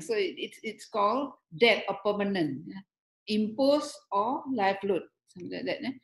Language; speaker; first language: English; non-native, local second language; Malay